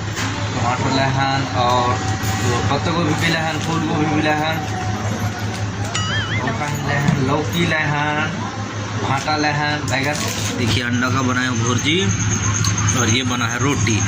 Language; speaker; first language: Hindi; non-native, local second language; Chhattisgarhi